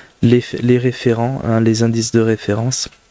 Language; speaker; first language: French; native; French